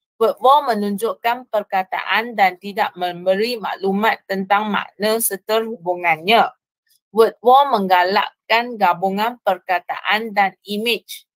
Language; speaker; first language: Malay; non-native, local second language; Chinese